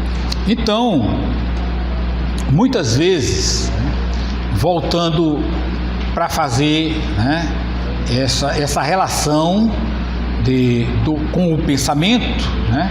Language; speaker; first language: Portuguese; native; Portuguese